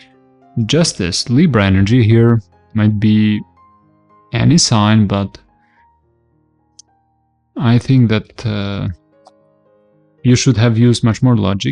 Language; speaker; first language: English; non-native, fluent; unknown